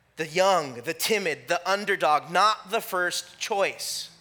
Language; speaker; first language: English; native; English